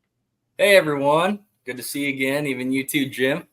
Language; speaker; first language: English; native; English